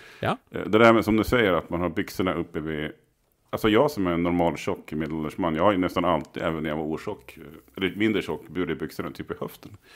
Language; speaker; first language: Swedish; native; Swedish